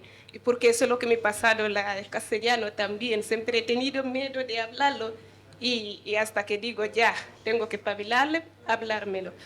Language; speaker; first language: Spanish; non-native, learner; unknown